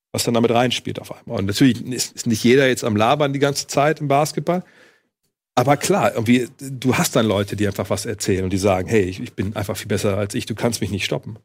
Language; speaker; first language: German; native; German